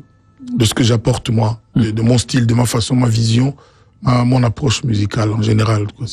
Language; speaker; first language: French; non-native, local second language; Lingala